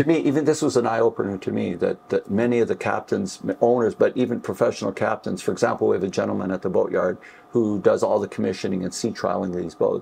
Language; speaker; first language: English; native; English